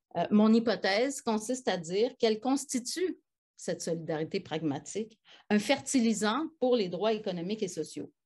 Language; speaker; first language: French; native; French